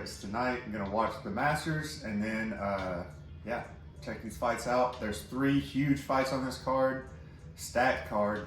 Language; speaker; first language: English; native; English